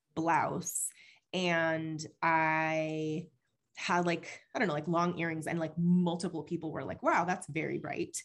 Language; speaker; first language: English; early bilingual, other home language; Spanish